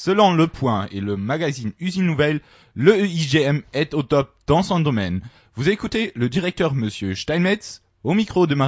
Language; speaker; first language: French; native; French